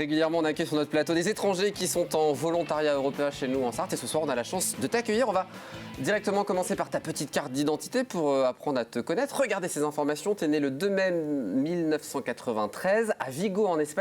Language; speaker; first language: French; native; French